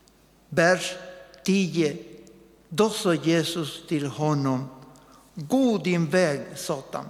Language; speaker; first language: Swedish; non-native, fluent; Spanish